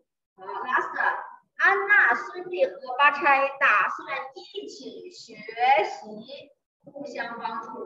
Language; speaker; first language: English; non-native, learner; Chinese